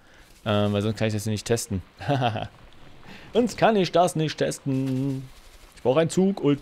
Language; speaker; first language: German; native; German